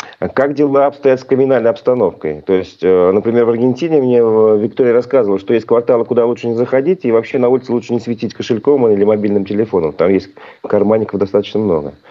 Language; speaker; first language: Russian; native; Russian